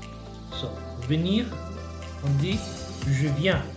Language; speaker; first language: French; non-native, fluent; Spanish